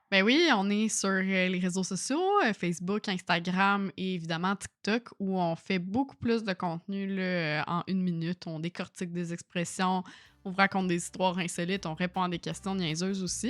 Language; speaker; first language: French; native; French